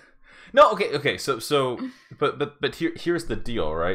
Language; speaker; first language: English; native; English